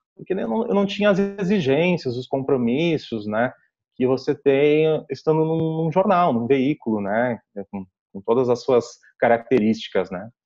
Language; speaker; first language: Portuguese; native; Portuguese